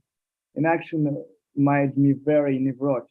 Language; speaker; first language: English; non-native, learner; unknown